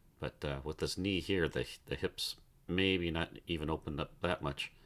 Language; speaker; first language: English; native; English